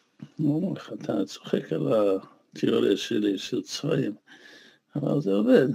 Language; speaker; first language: Hebrew; non-native, fluent; Russian